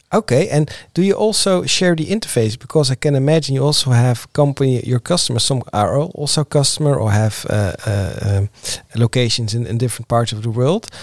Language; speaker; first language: English; non-native, fluent; Dutch